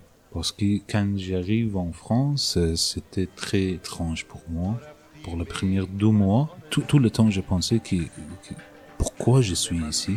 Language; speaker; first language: French; non-native, learner; Persian